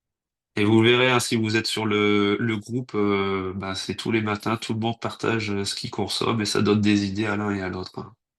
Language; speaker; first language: French; native; French